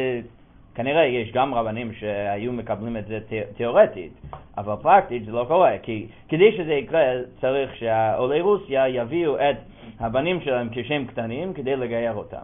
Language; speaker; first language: Hebrew; non-native, fluent; English